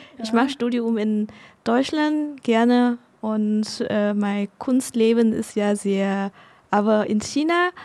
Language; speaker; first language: German; non-native, learner; Vietnamese